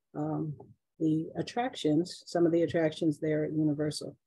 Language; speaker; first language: English; native; English